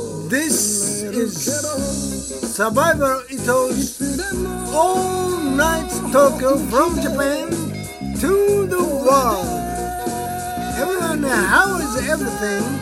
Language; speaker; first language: English; non-native, learner; Japanese